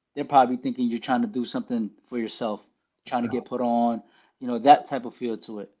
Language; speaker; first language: English; early bilingual, other home language; Filipino